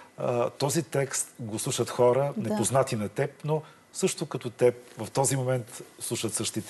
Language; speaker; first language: Bulgarian; native; Bulgarian